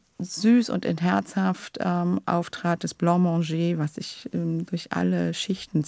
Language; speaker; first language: German; native; German